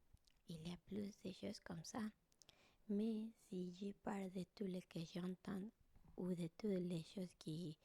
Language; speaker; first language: French; non-native, learner; Spanish